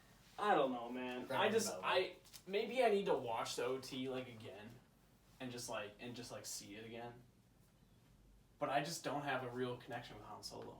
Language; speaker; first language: English; native; English